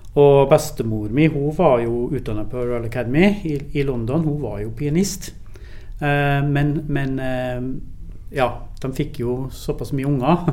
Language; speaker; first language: Norwegian; early bilingual, other home language; English